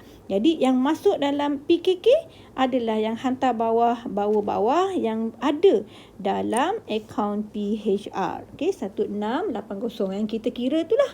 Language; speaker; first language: Malay; native; Malay